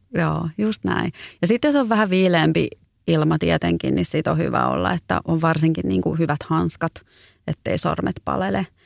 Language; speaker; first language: Finnish; native; Finnish